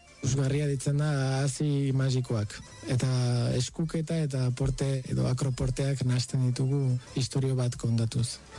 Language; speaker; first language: Basque; non-native, fluent; Spanish